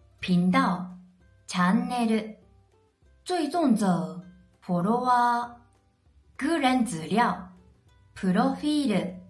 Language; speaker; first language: Japanese; native; Japanese